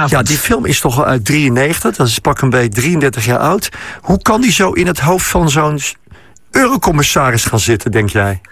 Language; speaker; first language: Dutch; native; Dutch